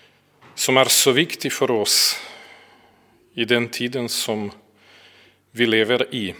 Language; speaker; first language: Swedish; non-native, fluent; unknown